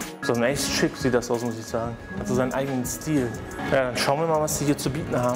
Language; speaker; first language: German; native; German